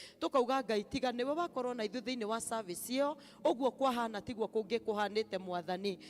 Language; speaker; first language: Kikuyu; native; Kikuyu